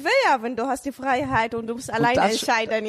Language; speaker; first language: German; non-native, learner; Arabic